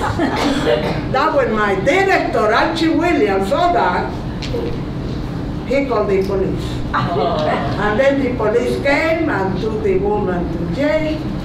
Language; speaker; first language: English; non-native, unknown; Spanish